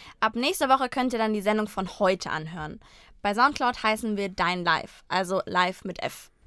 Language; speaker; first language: German; native; German